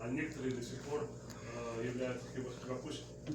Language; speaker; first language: Russian; non-native, fluent; Belarusian